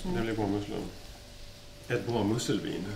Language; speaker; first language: Swedish; native; Swedish